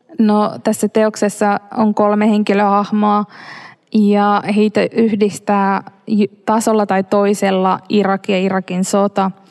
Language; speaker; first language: Finnish; early bilingual, other home language; Arabic